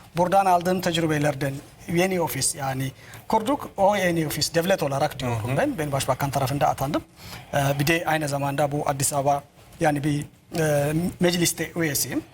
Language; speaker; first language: Turkish; non-native, learner; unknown